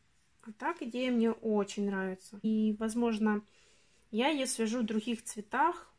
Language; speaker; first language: Russian; native; Russian